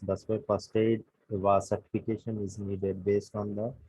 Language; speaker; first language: English; non-native, local second language; Telugu